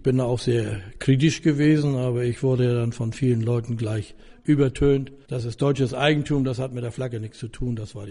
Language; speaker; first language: German; native; German